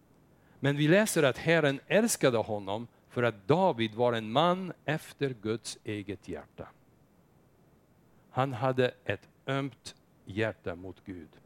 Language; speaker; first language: Swedish; non-native, fluent; English